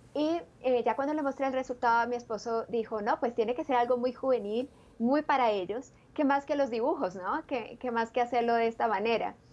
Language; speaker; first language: Spanish; native; Spanish